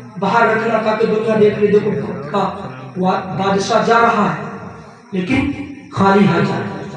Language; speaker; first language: Urdu; native; Urdu